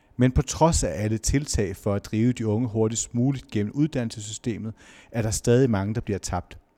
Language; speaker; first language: Danish; native; Danish